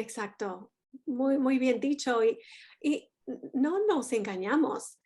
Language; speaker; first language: Spanish; non-native, fluent; English